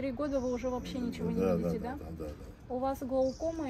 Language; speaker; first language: Russian; native; Russian